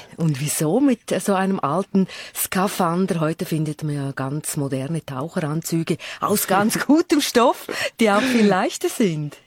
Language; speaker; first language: German; native; German